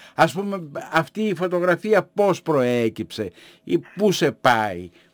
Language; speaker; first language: Greek; native; Greek